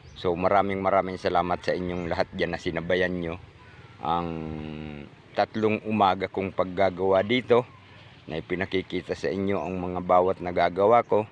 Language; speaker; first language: Filipino; non-native, local second language; Cebuano